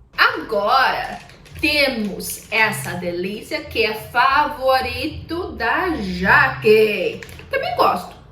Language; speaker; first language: Portuguese; non-native, fluent; English